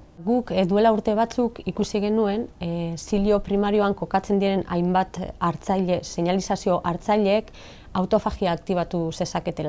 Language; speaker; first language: Basque; non-native, local second language; Spanish